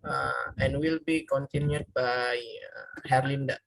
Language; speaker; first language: English; non-native, learner; Indonesian